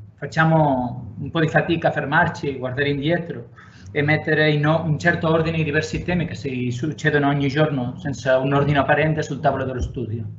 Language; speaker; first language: Italian; non-native, fluent; Catalan